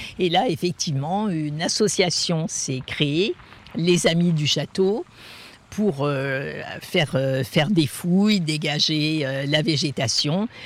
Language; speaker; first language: French; native; French